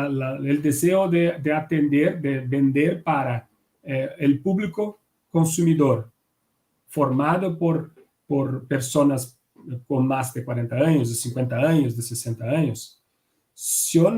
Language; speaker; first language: Spanish; non-native, fluent; Portuguese